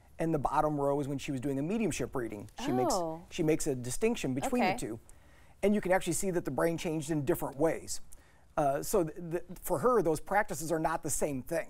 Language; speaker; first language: English; native; English